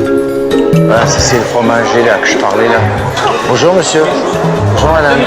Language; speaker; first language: French; native; French